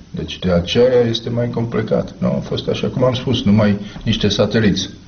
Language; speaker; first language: Romanian; non-native, fluent; Czech